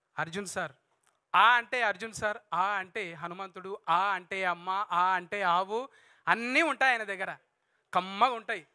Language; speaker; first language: Telugu; native; Telugu